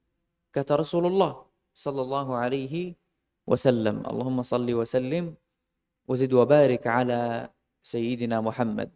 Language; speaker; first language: Indonesian; non-native, fluent; Arabic